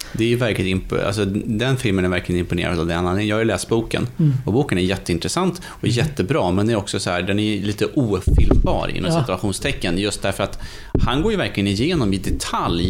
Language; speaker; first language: Swedish; native; Swedish